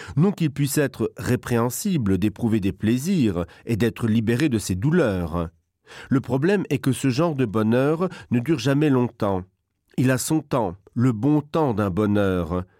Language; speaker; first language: French; non-native, local second language; Luxembourgish